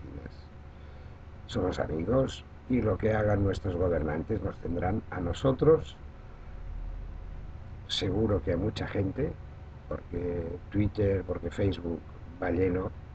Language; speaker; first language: Spanish; non-native, local second language; Catalan